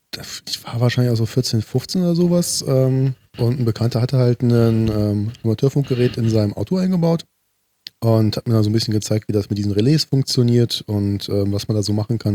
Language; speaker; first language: German; native; German